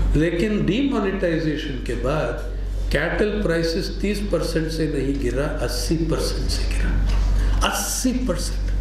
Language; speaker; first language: Hindi; non-native, local second language; Telugu